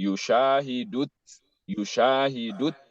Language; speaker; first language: Arabic; non-native, fluent; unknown